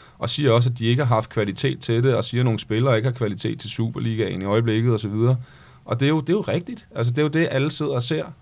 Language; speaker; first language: Danish; native; Danish